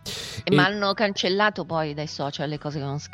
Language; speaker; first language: Italian; native; Italian